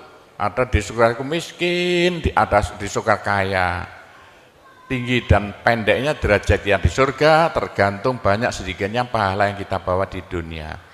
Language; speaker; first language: Indonesian; non-native, local second language; Javanese